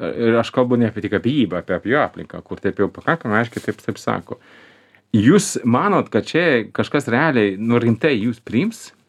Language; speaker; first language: Lithuanian; non-native, fluent; Swedish